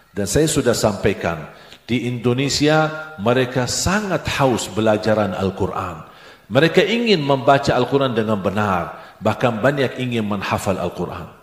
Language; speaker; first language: Indonesian; non-native, fluent; Arabic